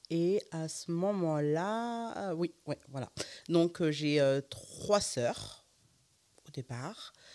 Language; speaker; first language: French; early bilingual, other home language; Fula